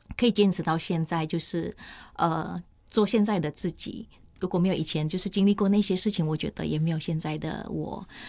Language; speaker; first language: Chinese; non-native, fluent; Vietnamese